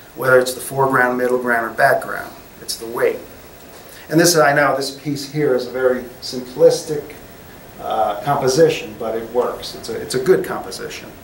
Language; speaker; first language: English; native; English